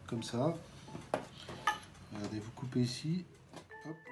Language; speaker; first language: French; native; French